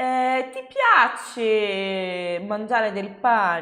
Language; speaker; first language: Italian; non-native, fluent; Portuguese